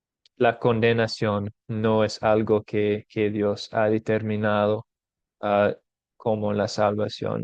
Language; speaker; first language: Spanish; non-native, fluent; English